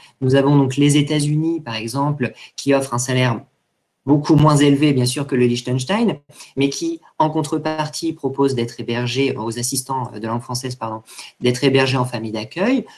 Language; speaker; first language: French; native; French